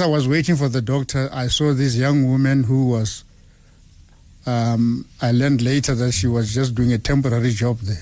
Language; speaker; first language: English; non-native, local second language; Tswana